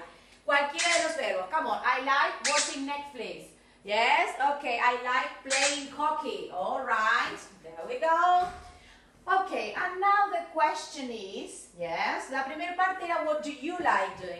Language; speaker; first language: English; non-native, fluent; Spanish